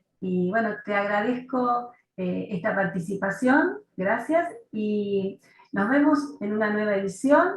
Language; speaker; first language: Spanish; native; Spanish